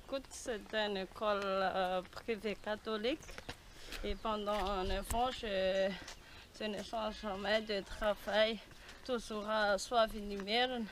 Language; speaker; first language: French; non-native, local second language; Malagasy